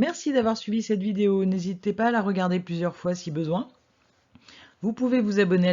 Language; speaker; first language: French; native; French